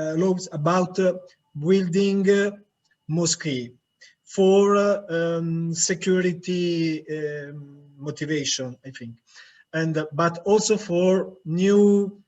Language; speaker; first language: English; non-native, learner; Italian